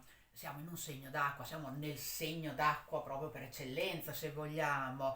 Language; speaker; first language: Italian; native; Italian